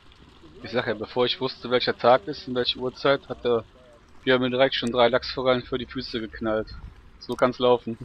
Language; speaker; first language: German; native; German